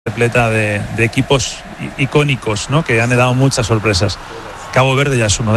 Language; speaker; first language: Spanish; native; Spanish